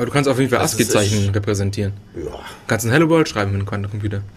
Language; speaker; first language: German; native; German